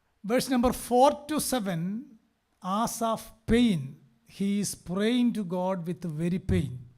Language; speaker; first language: English; non-native, local second language; Malayalam